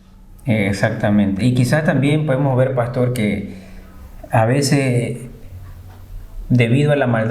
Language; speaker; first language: Spanish; native; Spanish